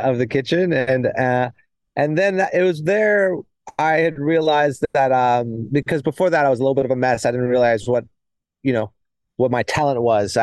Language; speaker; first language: English; native; English